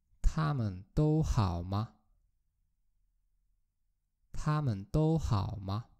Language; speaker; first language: Chinese; non-native, fluent; Polish